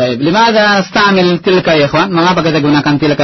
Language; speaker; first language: Arabic; non-native, fluent; Indonesian